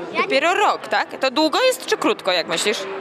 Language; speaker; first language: Polish; native; Polish